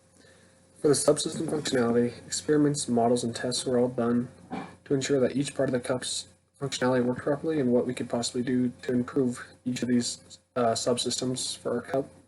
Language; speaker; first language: English; native; English